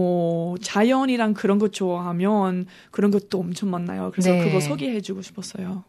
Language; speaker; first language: Korean; non-native, learner; English